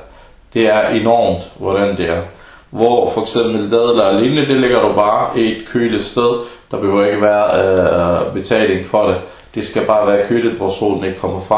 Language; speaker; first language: Danish; non-native, fluent; Arabic